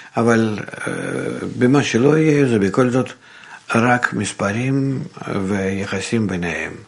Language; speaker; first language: Hebrew; non-native, fluent; Russian